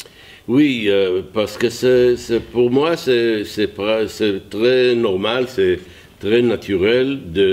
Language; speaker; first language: French; non-native, learner; Hebrew